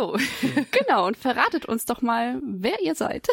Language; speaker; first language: German; native; German